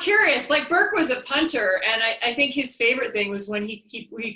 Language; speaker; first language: English; native; English